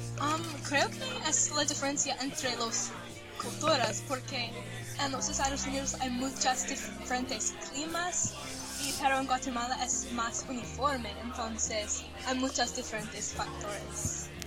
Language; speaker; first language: Spanish; non-native, learner; English